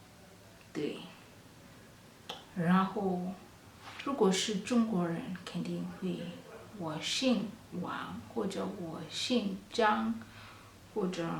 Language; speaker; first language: Chinese; non-native, fluent; Kalenjin